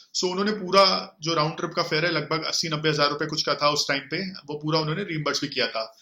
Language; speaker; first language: Hindi; native; Hindi